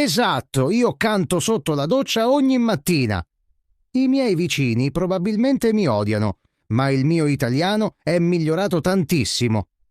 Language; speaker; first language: Italian; non-native, fluent; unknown